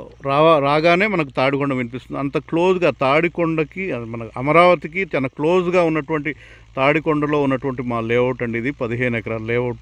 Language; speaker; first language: Telugu; native; Telugu